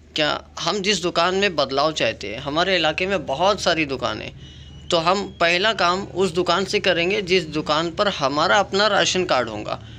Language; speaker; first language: Hindi; non-native, local second language; Urdu